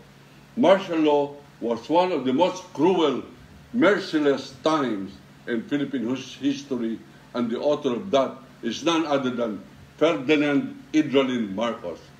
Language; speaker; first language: English; non-native, local second language; Filipino